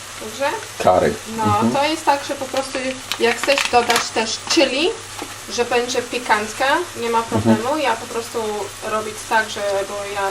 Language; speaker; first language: Polish; non-native, learner; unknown